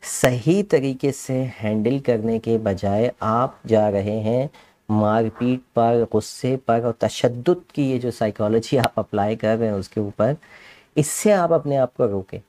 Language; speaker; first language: Urdu; native; Urdu